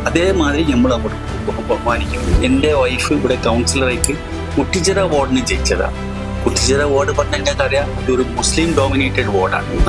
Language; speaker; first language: Malayalam; non-native, local second language; Gujarati